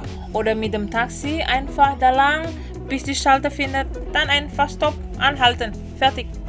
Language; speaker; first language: German; non-native, learner; Indonesian